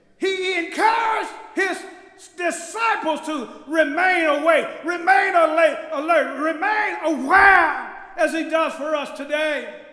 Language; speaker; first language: English; native; English